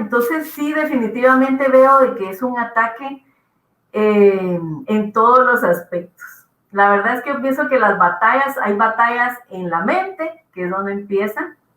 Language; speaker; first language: Spanish; native; Spanish